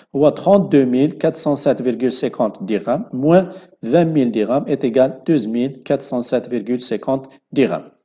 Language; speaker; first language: French; non-native, local second language; Arabic